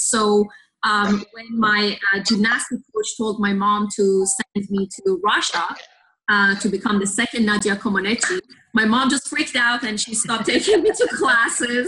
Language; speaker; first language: English; non-native, fluent; Persian